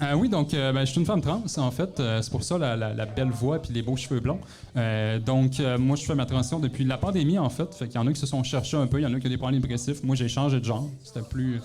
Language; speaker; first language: French; native; French